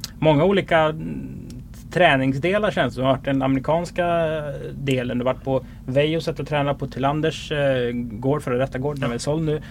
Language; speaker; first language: Swedish; native; Swedish